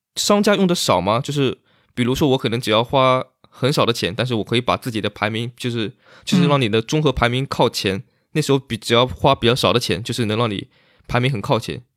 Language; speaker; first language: Chinese; native; Chinese